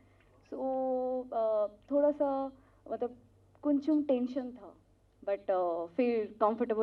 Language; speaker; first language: Hindi; non-native, local second language; Telugu